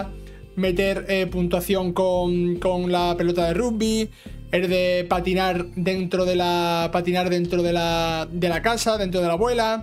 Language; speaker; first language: Spanish; native; Spanish